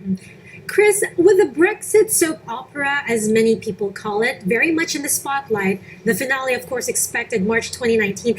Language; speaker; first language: English; non-native, local second language; Filipino